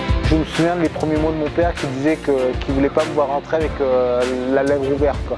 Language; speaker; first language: French; native; French